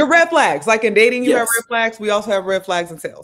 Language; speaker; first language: English; native; English